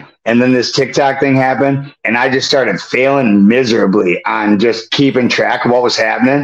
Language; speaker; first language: English; native; English